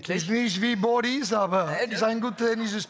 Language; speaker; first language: German; non-native, learner; Catalan